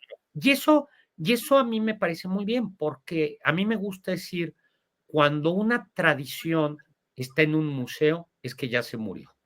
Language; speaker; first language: Spanish; native; Spanish